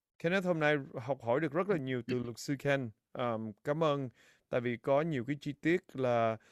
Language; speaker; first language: Vietnamese; early bilingual, heritage; Vietnamese